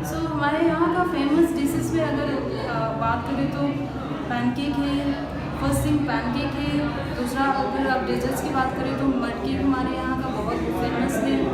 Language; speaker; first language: Hindi; native; Hindi